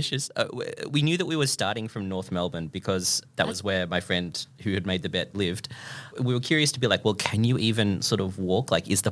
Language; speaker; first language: English; native; English